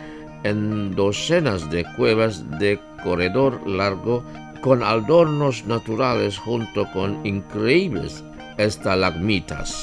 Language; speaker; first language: Spanish; non-native, fluent; Indonesian